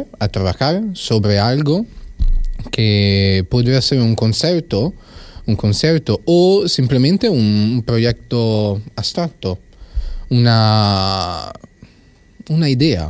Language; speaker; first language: Spanish; non-native, fluent; Italian